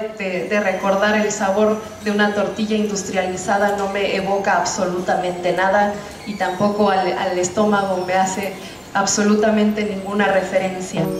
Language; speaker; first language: Spanish; native; Spanish